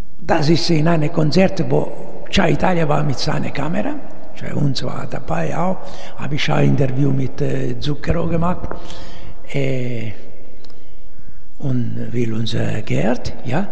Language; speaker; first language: German; non-native, fluent; Italian